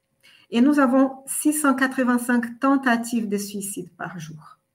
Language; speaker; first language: French; non-native, fluent; Portuguese